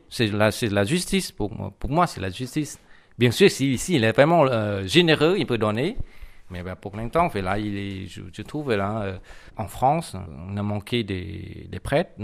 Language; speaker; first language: French; non-native, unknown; Vietnamese